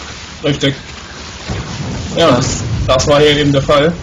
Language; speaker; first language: German; native; German